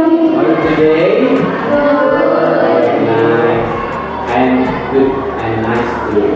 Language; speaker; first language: English; non-native, learner; Indonesian